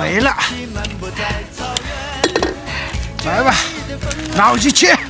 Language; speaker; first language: Chinese; native; Chinese